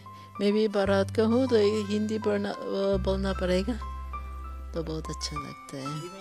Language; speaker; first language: Hindi; non-native, local second language; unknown